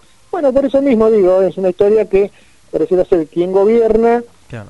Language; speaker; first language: Spanish; native; Spanish